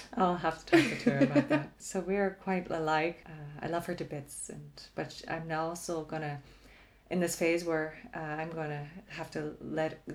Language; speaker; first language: English; native; English